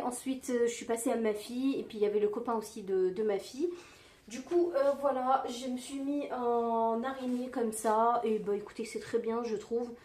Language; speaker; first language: French; native; French